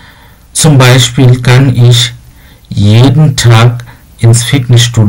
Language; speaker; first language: German; non-native, fluent; Bangla